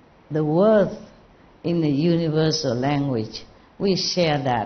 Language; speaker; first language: English; non-native, fluent; Vietnamese